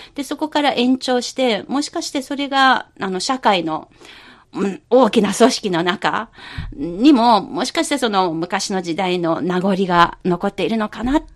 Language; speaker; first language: Japanese; non-native, fluent; Chinese